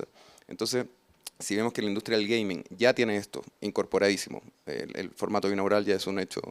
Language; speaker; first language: Spanish; native; Spanish